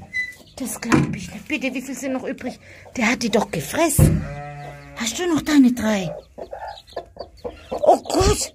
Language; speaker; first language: German; native; German